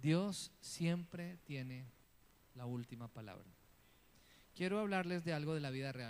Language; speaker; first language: Spanish; native; Spanish